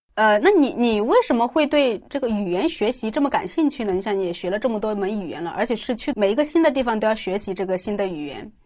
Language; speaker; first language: Chinese; native; Chinese